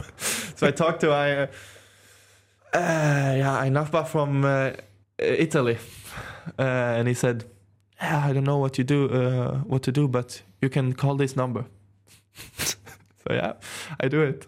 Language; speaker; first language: English; non-native, fluent; Swedish